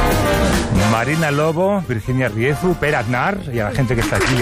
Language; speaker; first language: Spanish; native; Spanish